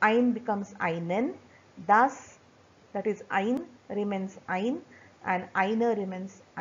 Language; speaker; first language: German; non-native, fluent; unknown